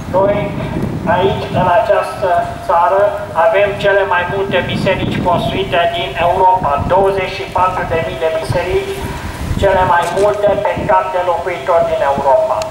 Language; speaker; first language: Romanian; non-native, local second language; Hungarian